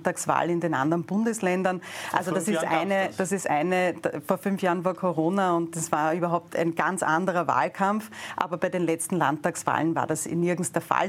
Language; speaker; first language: German; native; German